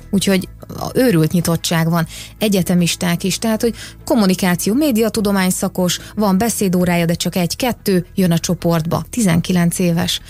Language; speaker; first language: Hungarian; native; Hungarian